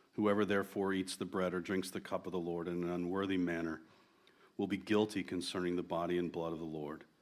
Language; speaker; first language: English; native; English